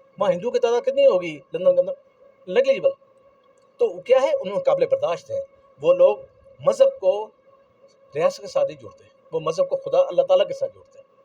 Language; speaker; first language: Urdu; non-native, local second language; Punjabi